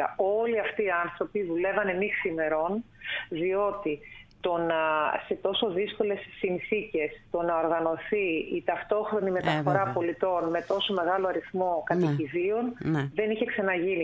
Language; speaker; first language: Greek; native; Greek